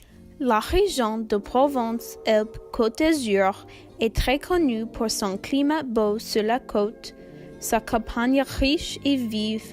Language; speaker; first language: French; non-native, learner; English